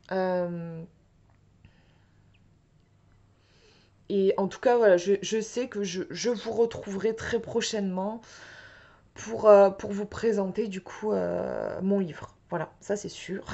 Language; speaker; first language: French; native; French